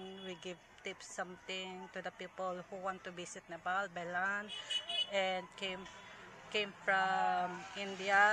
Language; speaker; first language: English; non-native, local second language; Filipino